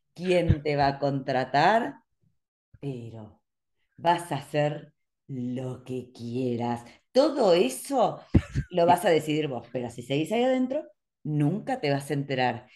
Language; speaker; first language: Spanish; native; Spanish